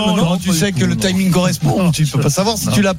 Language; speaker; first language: French; native; French